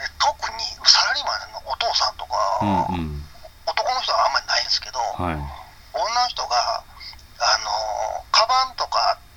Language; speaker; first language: Japanese; native; Japanese